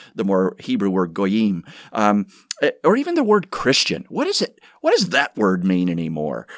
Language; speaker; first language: English; native; English